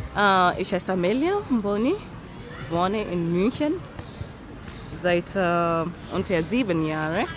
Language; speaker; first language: German; non-native, fluent; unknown